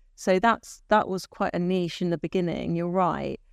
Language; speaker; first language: English; native; English